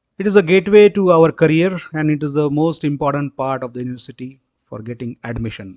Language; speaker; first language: English; non-native, local second language; Marathi